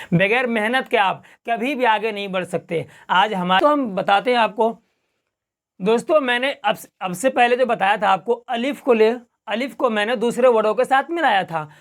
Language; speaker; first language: Hindi; native; Hindi